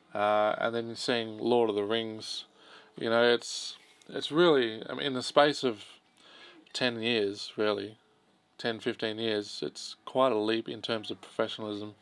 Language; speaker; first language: English; native; English